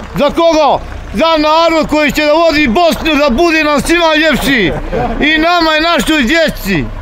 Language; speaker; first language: Croatian; native; Croatian